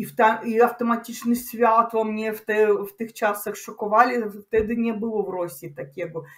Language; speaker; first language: Polish; non-native, learner; Russian